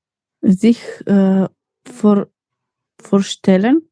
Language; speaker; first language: German; non-native, learner; Macedonian